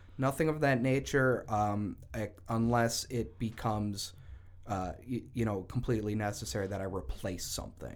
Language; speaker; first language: English; native; English